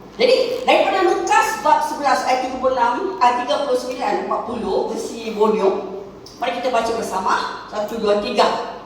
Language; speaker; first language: Malay; non-native, local second language; Chinese